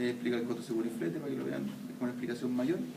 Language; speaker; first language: Spanish; native; Spanish